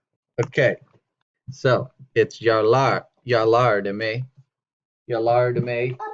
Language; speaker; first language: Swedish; non-native, learner; English